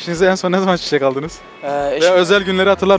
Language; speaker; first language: Turkish; native; Turkish